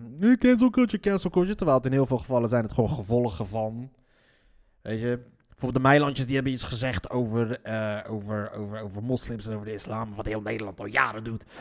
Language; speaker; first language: Dutch; early bilingual, other home language; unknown